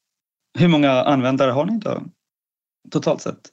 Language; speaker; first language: Swedish; native; Swedish